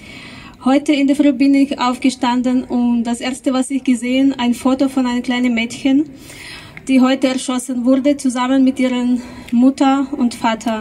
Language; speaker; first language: German; non-native, fluent; Ukrainian